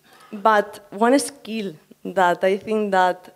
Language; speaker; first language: English; non-native, learner; Spanish